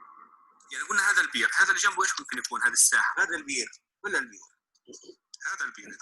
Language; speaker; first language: Arabic; native; Arabic